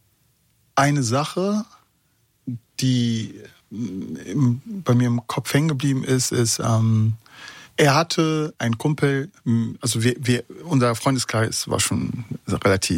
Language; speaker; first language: German; early bilingual, other home language; Kurdish